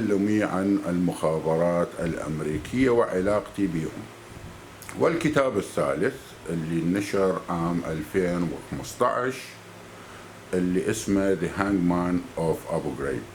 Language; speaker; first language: Arabic; native; Arabic